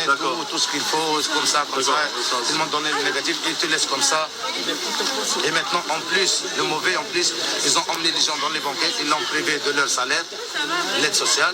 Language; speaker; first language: French; non-native, local second language; Arabic